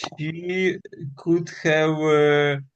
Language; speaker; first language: English; non-native, learner; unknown